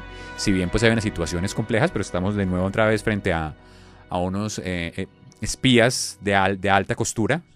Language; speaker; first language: Spanish; native; Spanish